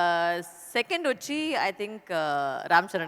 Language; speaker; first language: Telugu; non-native, local second language; Tamil